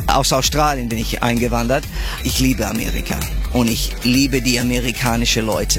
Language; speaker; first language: German; non-native, fluent; English